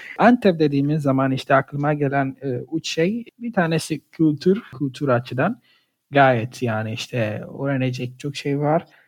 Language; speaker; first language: Turkish; non-native, fluent; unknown